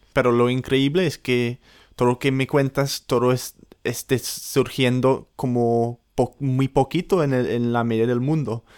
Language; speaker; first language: Spanish; non-native, fluent; English